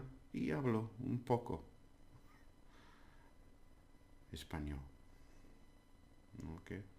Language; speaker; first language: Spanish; non-native, learner; English